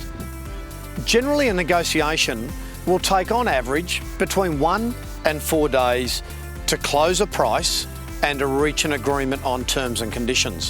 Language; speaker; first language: English; native; English